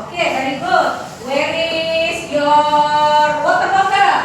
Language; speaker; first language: English; non-native, learner; Indonesian